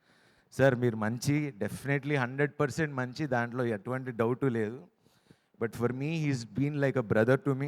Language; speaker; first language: Telugu; native; Telugu